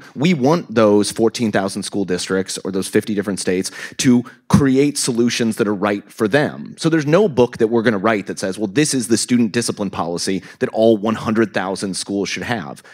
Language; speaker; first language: English; native; English